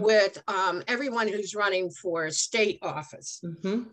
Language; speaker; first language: English; native; English